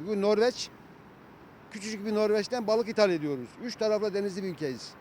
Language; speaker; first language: Turkish; native; Turkish